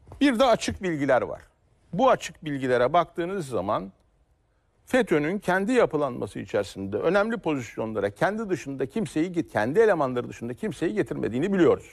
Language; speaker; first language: Turkish; native; Turkish